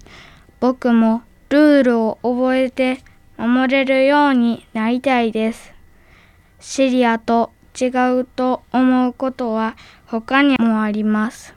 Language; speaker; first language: Japanese; early bilingual, other home language; Arabic